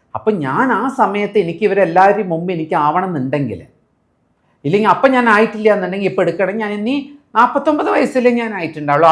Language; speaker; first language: Malayalam; early bilingual, heritage; Malayalam